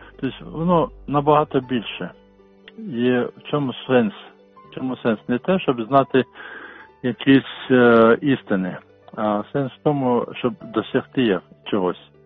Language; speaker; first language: Ukrainian; non-native, local second language; Russian